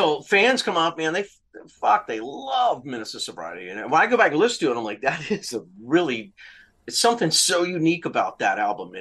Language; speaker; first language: English; native; English